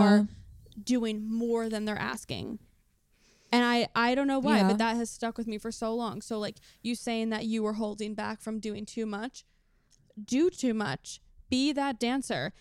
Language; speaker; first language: English; native; English